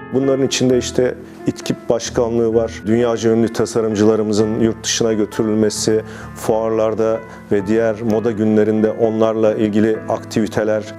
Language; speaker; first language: Turkish; native; Turkish